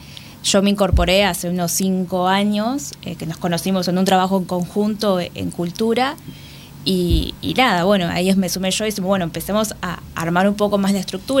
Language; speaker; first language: Spanish; native; Spanish